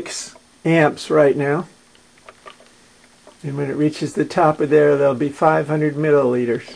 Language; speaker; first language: English; native; English